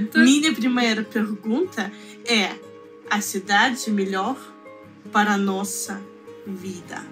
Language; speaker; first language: Portuguese; non-native, learner; Russian